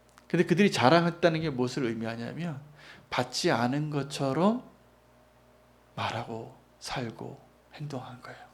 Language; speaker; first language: Korean; native; Korean